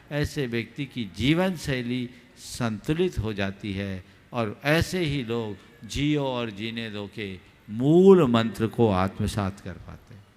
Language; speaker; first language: Hindi; native; Hindi